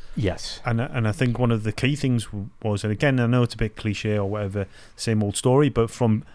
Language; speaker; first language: English; native; English